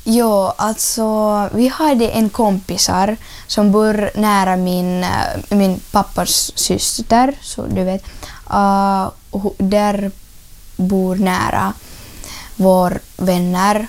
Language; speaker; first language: Swedish; early bilingual, other home language; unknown